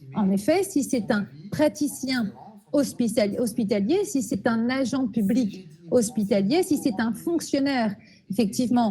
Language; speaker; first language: French; native; French